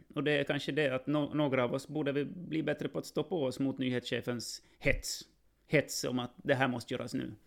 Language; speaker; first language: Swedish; native; Swedish